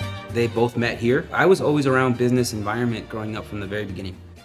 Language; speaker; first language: English; early bilingual, other home language; Spanish